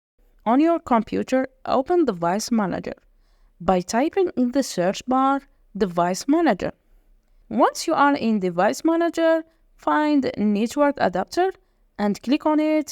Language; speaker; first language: English; non-native, fluent; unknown